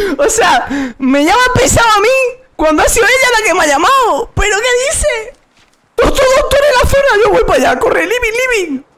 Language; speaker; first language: Spanish; native; Spanish